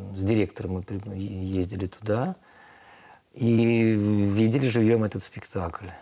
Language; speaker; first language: Russian; non-native, local second language; Tatar